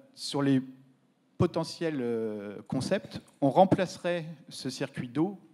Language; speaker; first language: French; native; French